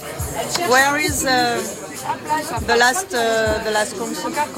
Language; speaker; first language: English; non-native, learner; French